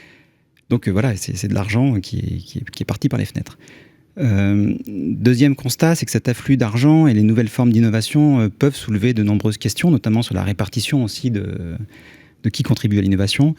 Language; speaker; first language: French; native; French